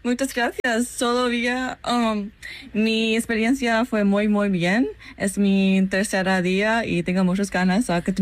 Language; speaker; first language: Spanish; non-native, learner; English